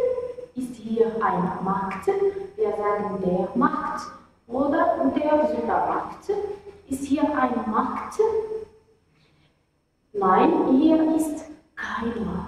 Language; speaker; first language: German; non-native, fluent; Arabic